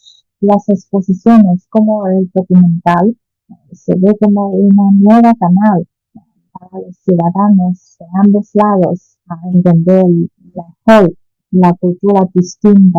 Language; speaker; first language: Spanish; non-native, fluent; Chinese